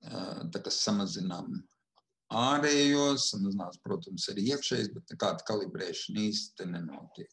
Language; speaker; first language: Latvian; native; Latvian